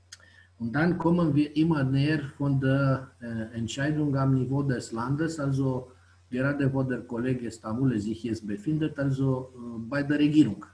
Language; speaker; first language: German; non-native, fluent; Romanian